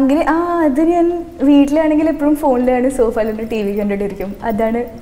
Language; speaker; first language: Malayalam; non-native, local second language; Hindi